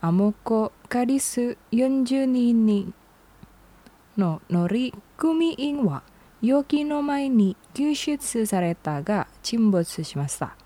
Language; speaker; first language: Japanese; non-native, learner; Indonesian